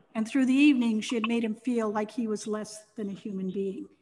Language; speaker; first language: English; native; English